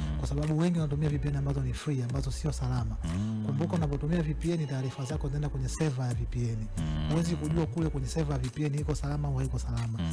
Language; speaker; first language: Swahili; native; Swahili